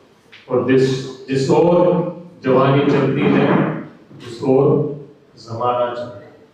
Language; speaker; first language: Hindi; native; Hindi